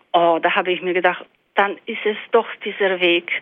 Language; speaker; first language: German; non-native, fluent; Polish